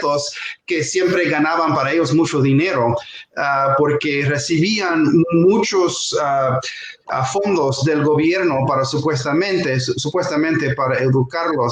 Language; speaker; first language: Spanish; non-native, fluent; English